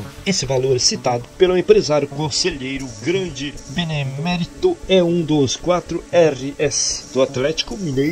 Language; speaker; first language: Portuguese; native; Portuguese